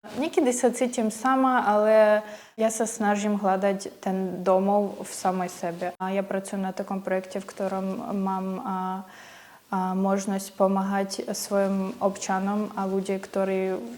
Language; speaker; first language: Slovak; non-native, learner; Ukrainian